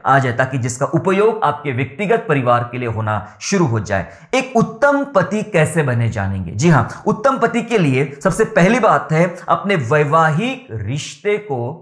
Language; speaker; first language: Hindi; non-native, local second language; Marathi